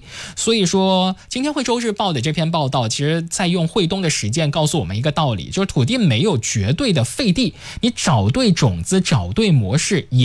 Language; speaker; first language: Chinese; native; Chinese